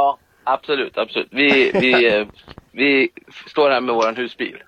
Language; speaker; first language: Swedish; native; Swedish